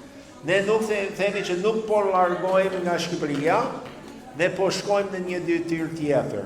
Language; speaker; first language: Albanian; non-native, fluent; English